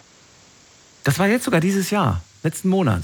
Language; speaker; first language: German; native; German